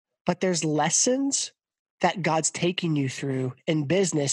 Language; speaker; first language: English; native; English